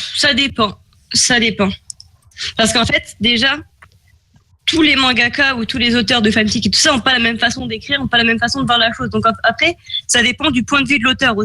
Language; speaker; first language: French; native; French